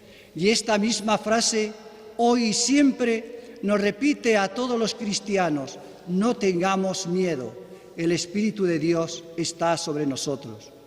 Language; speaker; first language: Spanish; native; Spanish